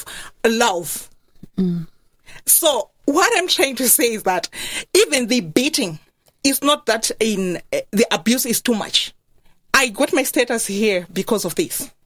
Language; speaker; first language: English; non-native, local second language; Shona